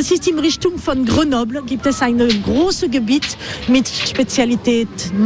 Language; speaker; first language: German; non-native, learner; French